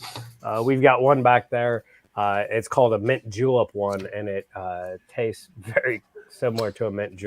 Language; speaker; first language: English; native; English